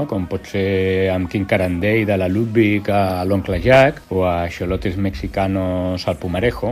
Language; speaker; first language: Catalan; native; Catalan